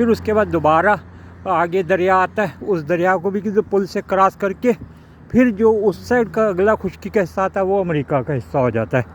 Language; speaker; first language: Urdu; non-native, local second language; Punjabi